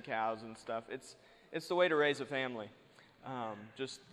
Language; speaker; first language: English; native; English